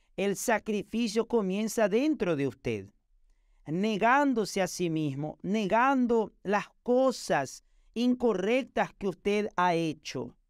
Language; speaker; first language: Spanish; non-native, fluent; Portuguese